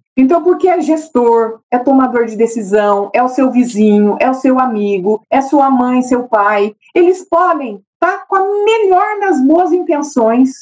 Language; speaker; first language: Portuguese; native; Portuguese